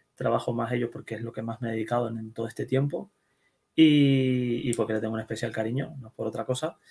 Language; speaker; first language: Spanish; early bilingual, other home language; Dutch